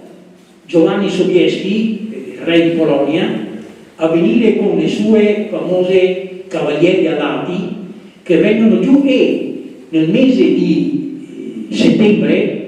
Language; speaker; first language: Italian; native; Italian